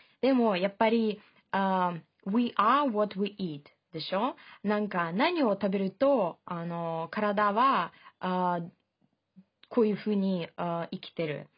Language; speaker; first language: Japanese; non-native, fluent; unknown